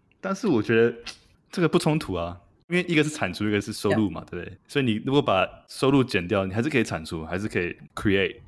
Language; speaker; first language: Chinese; native; Chinese